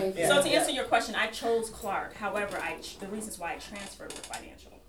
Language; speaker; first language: English; native; English